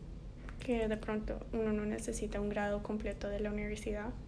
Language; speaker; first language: Spanish; early bilingual, heritage; Spanish